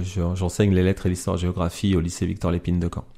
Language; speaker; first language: French; native; French